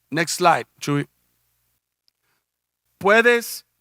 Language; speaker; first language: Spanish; early bilingual, heritage; Spanish